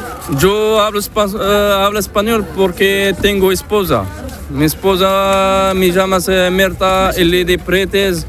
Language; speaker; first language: Spanish; non-native, learner; Arabic